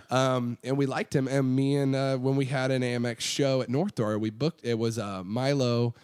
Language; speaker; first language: English; native; English